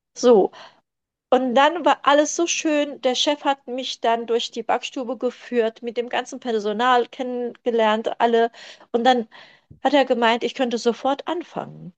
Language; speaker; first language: German; early bilingual, other home language; Turkish